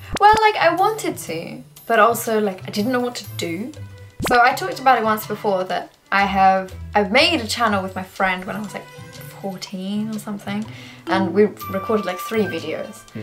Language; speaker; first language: English; native; English